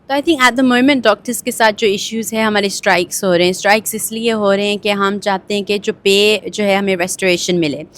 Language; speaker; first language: Urdu; early bilingual, heritage; Urdu